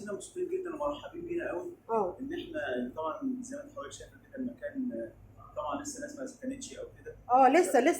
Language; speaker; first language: Arabic; native; Arabic